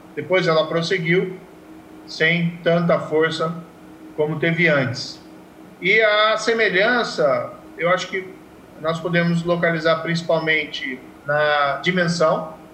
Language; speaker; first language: Portuguese; native; Portuguese